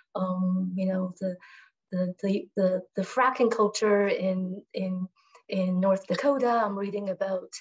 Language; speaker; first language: English; non-native, fluent; Chinese